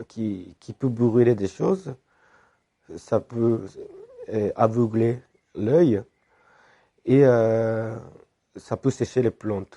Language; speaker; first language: French; non-native, fluent; Japanese